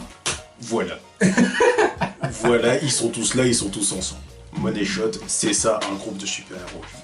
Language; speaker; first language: French; native; French